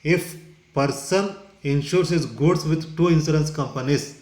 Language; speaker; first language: English; non-native, local second language; Kannada